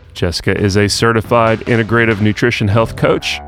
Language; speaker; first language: English; non-native, fluent; Serbian